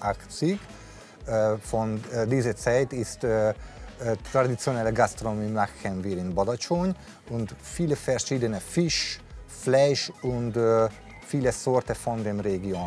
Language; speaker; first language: German; non-native, learner; Hungarian